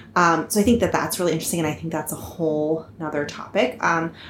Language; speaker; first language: English; native; English